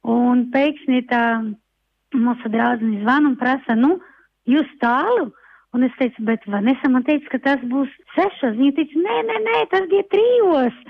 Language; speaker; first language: Latvian; non-native, fluent; Portuguese